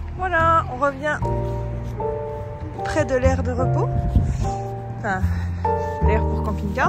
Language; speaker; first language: French; native; French